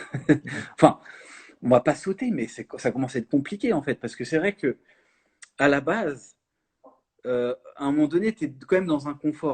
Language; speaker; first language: French; native; French